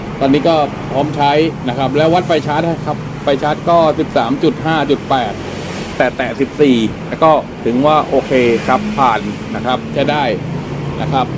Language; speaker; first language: Thai; native; Thai